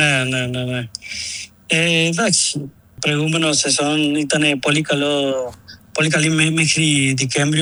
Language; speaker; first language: Greek; non-native, learner; Spanish